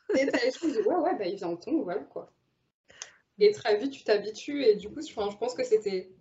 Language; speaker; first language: French; native; French